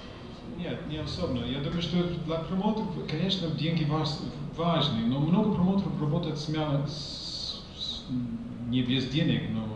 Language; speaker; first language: Russian; non-native, fluent; English